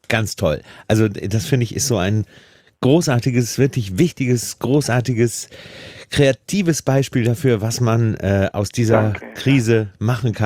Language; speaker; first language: German; native; German